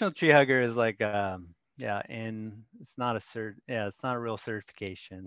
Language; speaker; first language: English; native; English